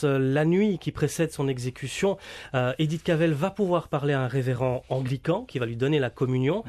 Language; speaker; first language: French; native; French